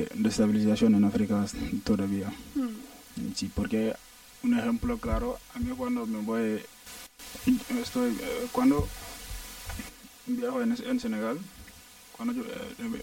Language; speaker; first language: Spanish; non-native, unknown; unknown